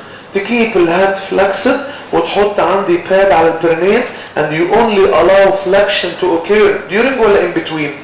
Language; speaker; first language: Arabic; native; Arabic